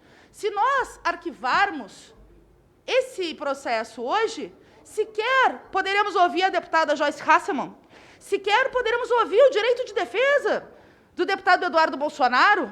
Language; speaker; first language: Portuguese; native; Portuguese